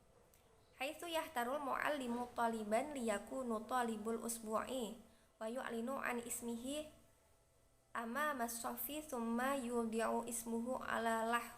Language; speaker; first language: Arabic; non-native, learner; Indonesian